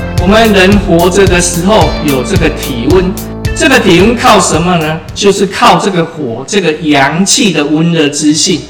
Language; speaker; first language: Chinese; native; Chinese